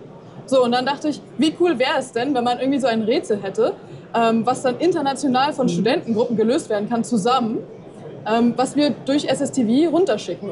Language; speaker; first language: German; native; German